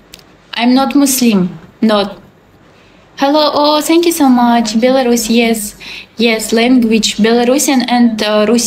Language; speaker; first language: English; non-native, learner; Russian